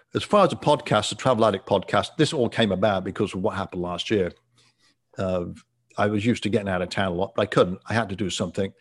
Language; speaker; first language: English; native; English